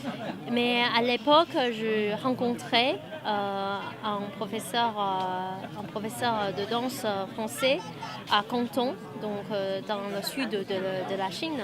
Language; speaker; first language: French; non-native, fluent; Chinese